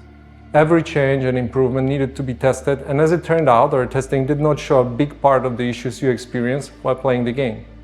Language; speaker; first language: English; non-native, fluent; Polish